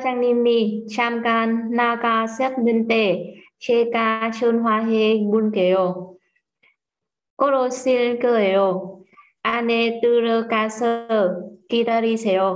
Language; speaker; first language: Korean; non-native, learner; Vietnamese